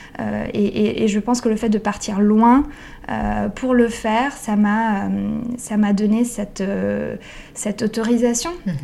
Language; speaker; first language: French; non-native, fluent; Italian